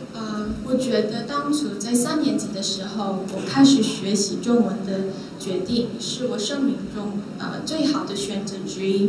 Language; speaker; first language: Chinese; non-native, learner; Korean